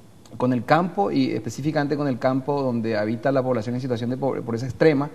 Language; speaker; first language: Spanish; native; Spanish